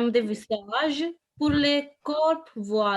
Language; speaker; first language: French; non-native, learner; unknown